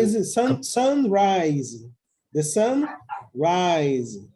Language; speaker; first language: English; non-native, fluent; Portuguese